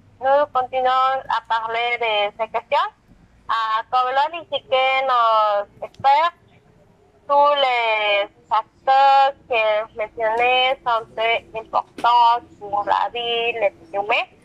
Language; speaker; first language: French; non-native, learner; Spanish